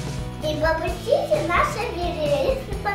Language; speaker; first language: Russian; early bilingual, heritage; Russian